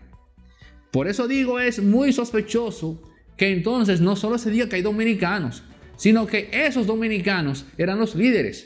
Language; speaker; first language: Spanish; native; Spanish